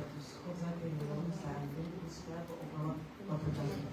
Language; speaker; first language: Dutch; early bilingual, other home language; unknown